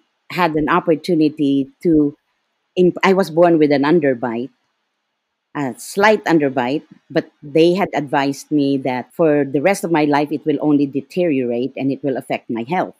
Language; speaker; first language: English; non-native, local second language; Filipino